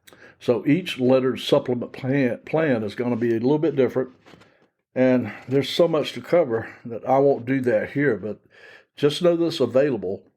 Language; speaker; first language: English; native; English